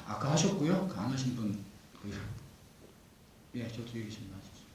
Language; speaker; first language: Korean; native; Korean